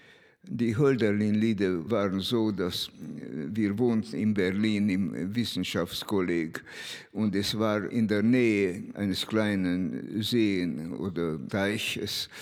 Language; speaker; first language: German; non-native, fluent; Hungarian